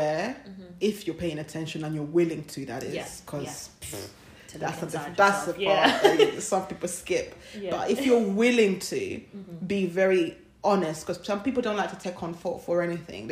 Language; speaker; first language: English; non-native, local second language; Ganda